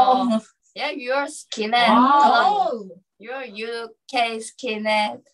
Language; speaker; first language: English; non-native, learner; Korean